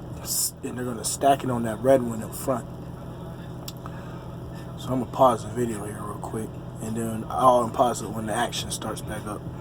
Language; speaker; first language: English; native; English